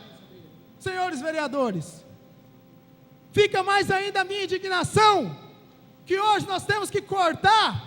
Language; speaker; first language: Portuguese; native; Portuguese